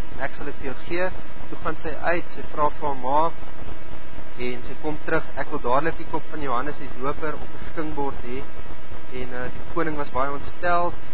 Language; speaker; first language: Afrikaans; native; Afrikaans